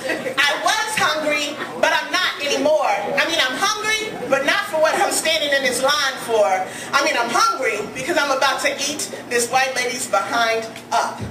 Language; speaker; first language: English; native; English